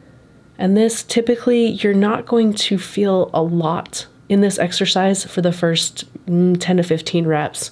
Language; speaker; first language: English; native; English